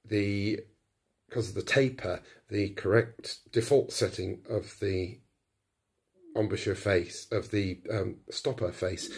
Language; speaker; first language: English; native; English